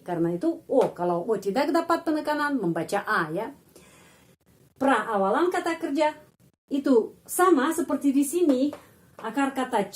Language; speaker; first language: Indonesian; non-native, fluent; Russian